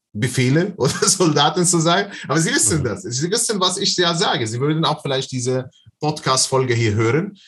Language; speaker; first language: German; non-native, fluent; Arabic